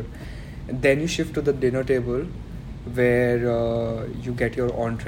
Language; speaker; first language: English; non-native, local second language; Gujarati